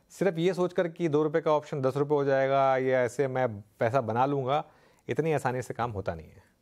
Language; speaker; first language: Hindi; native; Hindi